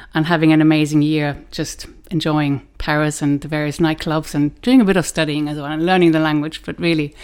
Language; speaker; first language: English; non-native, fluent; German